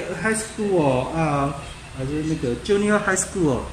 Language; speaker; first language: English; non-native, learner; Chinese